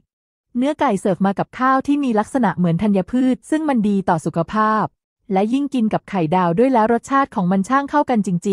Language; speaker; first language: Thai; native; Thai